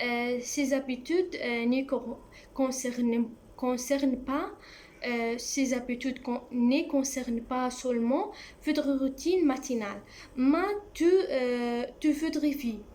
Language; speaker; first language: French; non-native, learner; Arabic